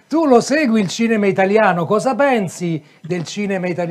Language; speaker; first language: Italian; native; Italian